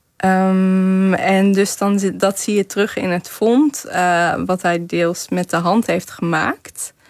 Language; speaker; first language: Dutch; early bilingual, other home language; Kazakh